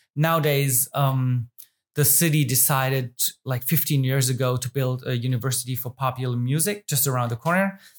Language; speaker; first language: English; non-native, fluent; German